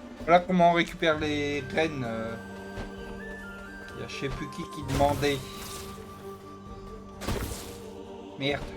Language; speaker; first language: French; native; French